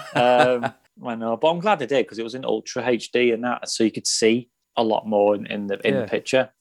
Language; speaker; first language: English; native; English